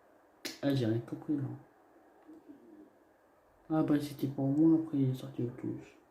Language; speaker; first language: French; non-native, learner; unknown